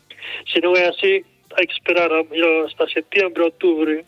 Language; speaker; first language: Spanish; non-native, local second language; Galician